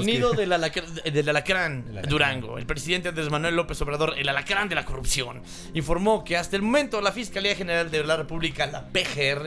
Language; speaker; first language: Spanish; native; Spanish